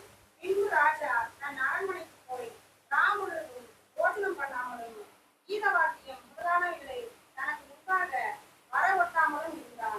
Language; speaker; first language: Tamil; native; Tamil